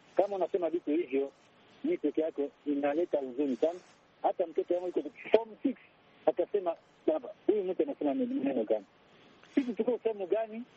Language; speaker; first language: Swahili; non-native, local second language; Kinyarwanda